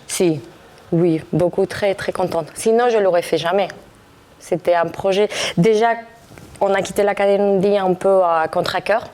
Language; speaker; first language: French; non-native, fluent; Spanish